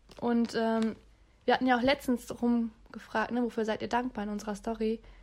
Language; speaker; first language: German; early bilingual, other home language; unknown